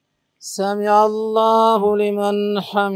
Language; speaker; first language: Arabic; non-native, fluent; Oromo